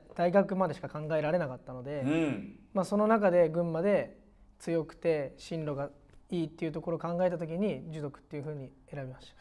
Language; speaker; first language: Japanese; native; Japanese